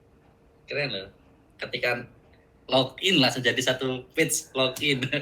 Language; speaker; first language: Indonesian; native; Indonesian